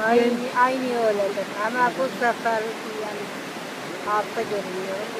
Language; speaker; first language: Turkish; non-native, local second language; Kurdish